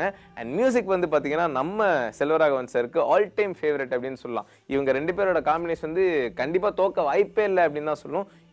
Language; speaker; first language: Tamil; native; Tamil